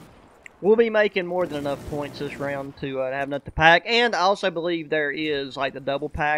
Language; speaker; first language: English; native; English